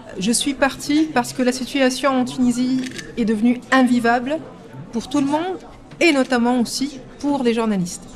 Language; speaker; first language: French; non-native, local second language; Arabic